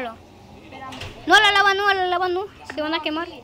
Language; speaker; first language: Spanish; native; Spanish